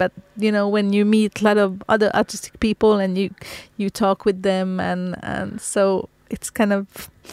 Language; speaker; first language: English; non-native, fluent; Finnish